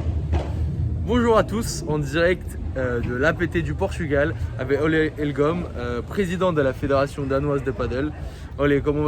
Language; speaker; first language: French; native; French